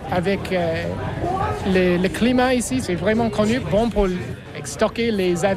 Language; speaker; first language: French; non-native, fluent; English